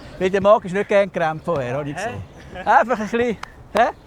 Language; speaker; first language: German; native; German